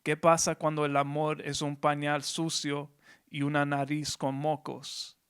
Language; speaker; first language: Spanish; early bilingual, heritage; Spanish